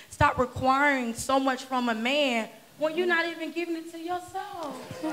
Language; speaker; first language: English; native; English